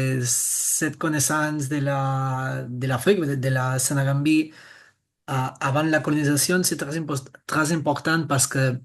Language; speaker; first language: French; non-native, fluent; Catalan